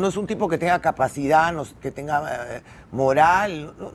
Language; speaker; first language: Spanish; native; Spanish